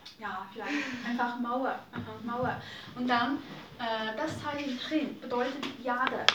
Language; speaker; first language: German; non-native, fluent; Chinese